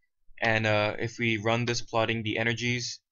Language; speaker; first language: English; native; English